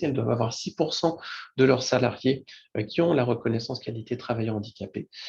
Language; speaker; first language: French; native; French